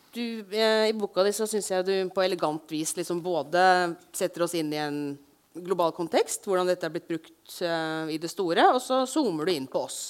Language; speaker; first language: Norwegian; native; Norwegian